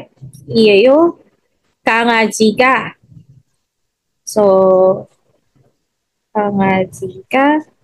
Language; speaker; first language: Korean; non-native, fluent; Filipino